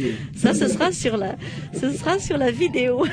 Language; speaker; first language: French; native; French